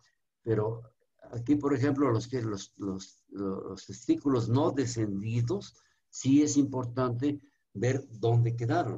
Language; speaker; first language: Spanish; native; Spanish